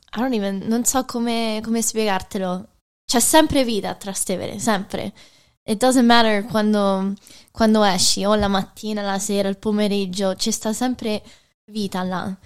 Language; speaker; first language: Italian; early bilingual, heritage; English